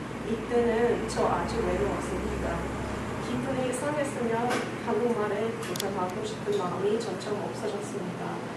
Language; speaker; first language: Korean; non-native, fluent; English